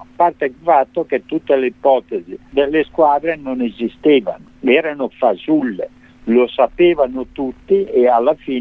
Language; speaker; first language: Italian; native; Italian